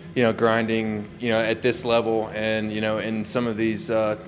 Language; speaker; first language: English; native; English